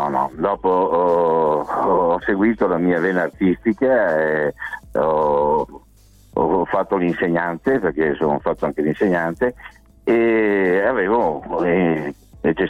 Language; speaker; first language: Italian; native; Italian